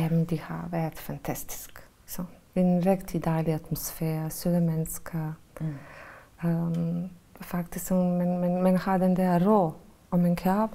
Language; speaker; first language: Danish; non-native, fluent; Bosnian